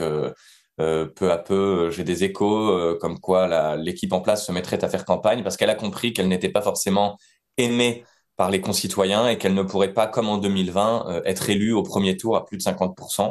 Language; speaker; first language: French; native; French